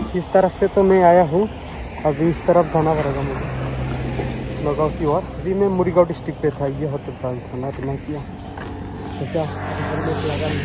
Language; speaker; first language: Hindi; non-native, local second language; Assamese